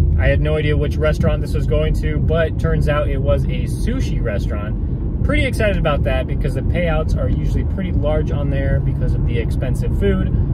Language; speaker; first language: English; native; English